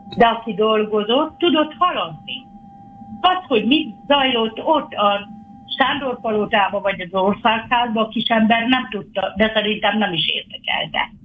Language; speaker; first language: Hungarian; native; Hungarian